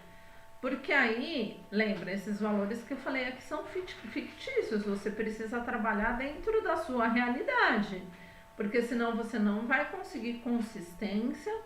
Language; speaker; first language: Portuguese; native; Portuguese